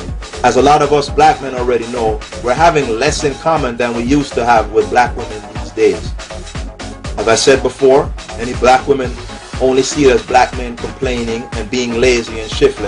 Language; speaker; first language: English; native; English